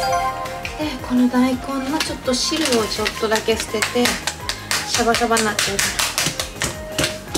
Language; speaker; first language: Japanese; native; Japanese